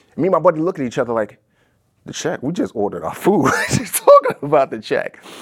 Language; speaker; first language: English; native; English